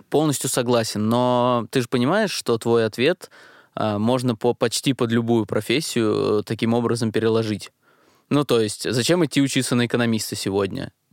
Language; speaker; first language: Russian; native; Russian